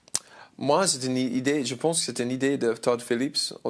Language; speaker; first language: French; non-native, learner; English